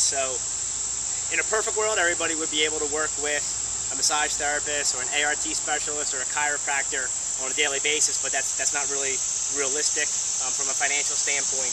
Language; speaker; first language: English; native; English